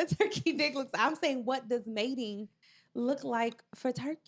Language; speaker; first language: English; native; English